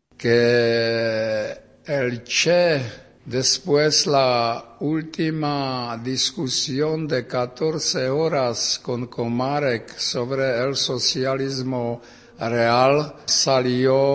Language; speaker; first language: Spanish; non-native, learner; Czech